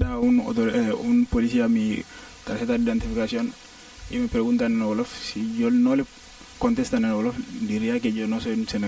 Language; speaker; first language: Spanish; non-native, learner; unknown